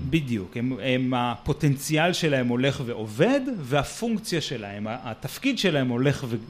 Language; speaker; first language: Hebrew; native; Hebrew